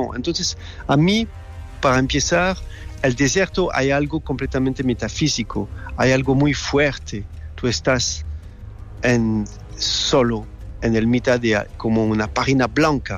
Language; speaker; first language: Spanish; non-native, fluent; French